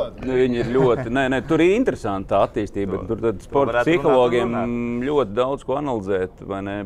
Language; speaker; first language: Latvian; native; Latvian